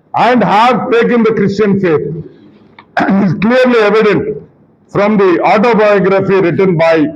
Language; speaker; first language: English; non-native, local second language; Telugu